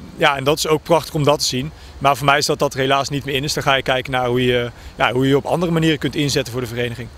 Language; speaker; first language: Dutch; native; Dutch